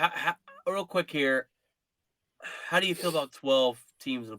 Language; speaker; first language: English; native; English